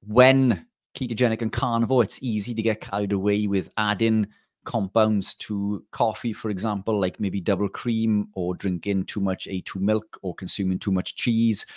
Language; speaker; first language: English; native; English